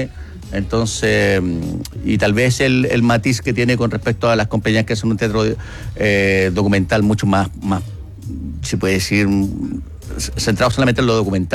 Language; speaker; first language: Spanish; native; Spanish